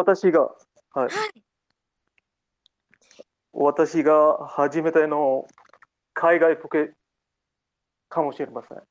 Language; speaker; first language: Japanese; non-native, learner; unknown